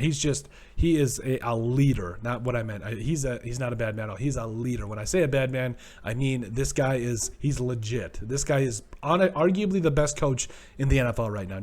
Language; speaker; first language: English; native; English